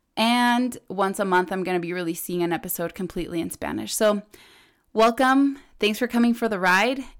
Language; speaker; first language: English; early bilingual, other home language; Spanish